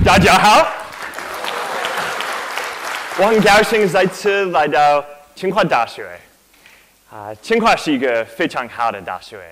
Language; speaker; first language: Chinese; non-native, learner; English